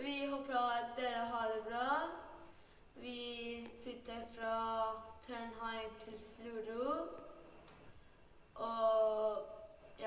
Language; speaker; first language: Norwegian; non-native, learner; Persian